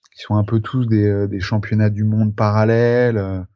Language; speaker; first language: French; native; French